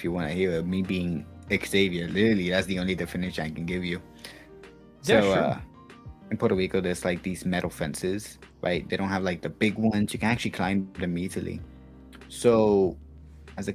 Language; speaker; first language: English; non-native, fluent; Spanish